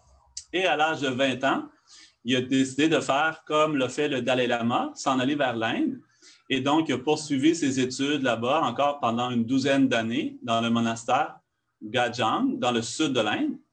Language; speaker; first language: French; native; French